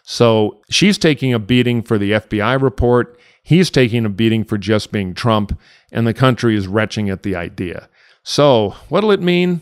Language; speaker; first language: English; native; English